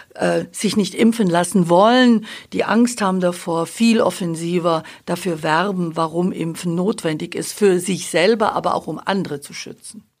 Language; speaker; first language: German; native; German